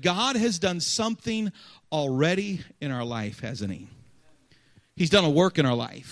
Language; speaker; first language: English; native; English